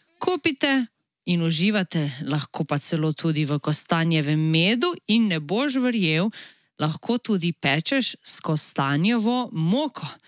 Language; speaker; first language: Slovenian; native; Slovenian